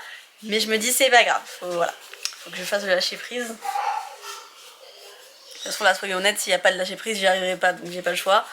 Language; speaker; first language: French; native; French